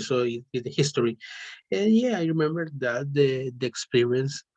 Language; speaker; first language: English; non-native, learner; Spanish